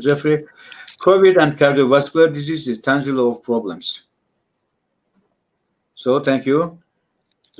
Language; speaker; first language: English; non-native, learner; Russian